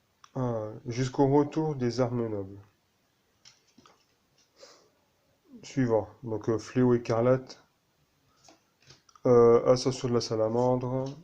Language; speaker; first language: French; native; French